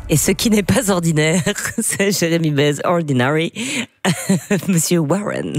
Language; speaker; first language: French; native; French